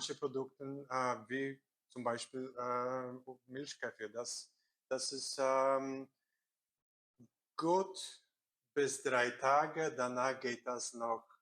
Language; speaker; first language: German; non-native, learner; Korean